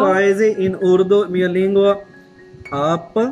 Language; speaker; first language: Italian; non-native, learner; Urdu